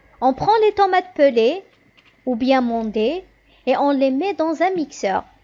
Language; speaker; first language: French; non-native, local second language; Kabyle